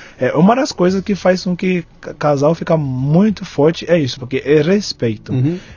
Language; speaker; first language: Portuguese; non-native, fluent; Yoruba